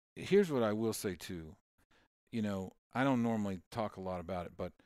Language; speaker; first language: English; native; English